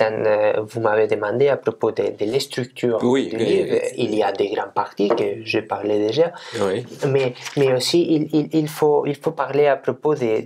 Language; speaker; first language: French; non-native, fluent; Spanish